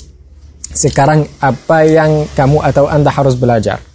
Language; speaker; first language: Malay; non-native, fluent; Arabic